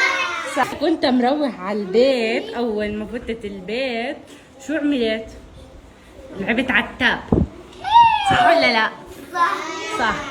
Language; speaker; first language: Arabic; native; Arabic